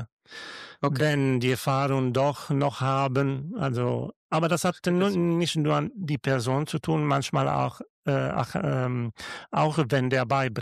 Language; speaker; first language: German; non-native, learner; Italian